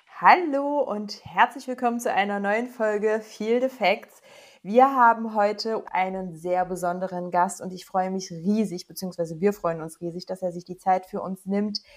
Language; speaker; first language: German; native; German